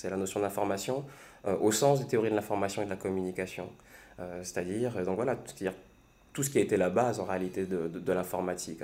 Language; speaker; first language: French; native; French